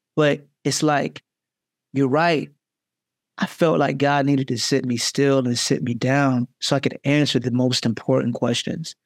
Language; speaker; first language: English; native; English